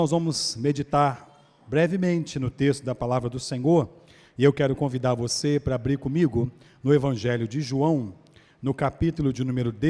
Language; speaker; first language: Portuguese; native; Portuguese